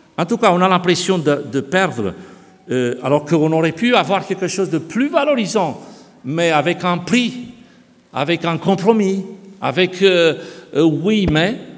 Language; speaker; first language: French; non-native, fluent; Romanian